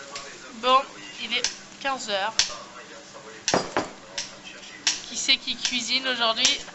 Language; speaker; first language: French; native; French